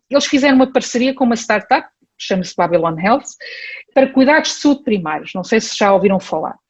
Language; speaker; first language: Portuguese; early bilingual, heritage; Portuguese